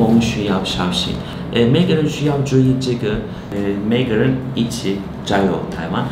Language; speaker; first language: Chinese; non-native, learner; Turkish